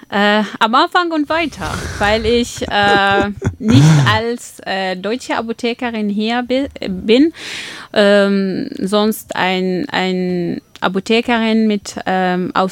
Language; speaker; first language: German; non-native, fluent; Arabic